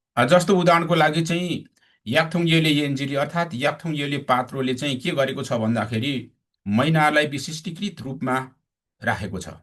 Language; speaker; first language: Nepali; non-native, local second language; Limbu